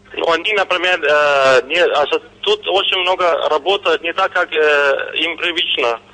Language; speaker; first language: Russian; non-native, fluent; Danish